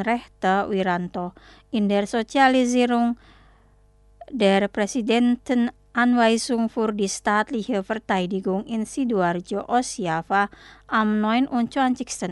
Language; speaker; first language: German; non-native, fluent; Indonesian